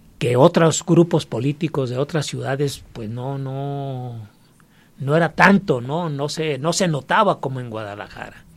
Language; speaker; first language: Spanish; native; Spanish